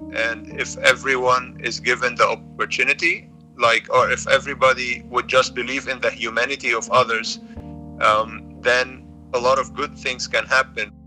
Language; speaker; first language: English; non-native, fluent; Arabic